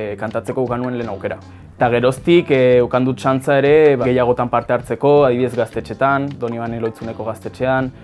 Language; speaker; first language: Basque; non-native, local second language; Spanish